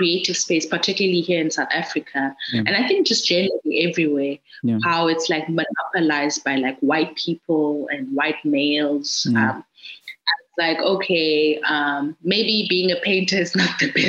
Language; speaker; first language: English; non-native, local second language; Xhosa